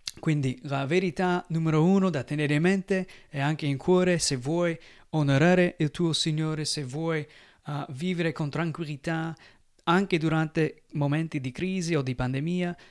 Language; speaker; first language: Italian; non-native, fluent; English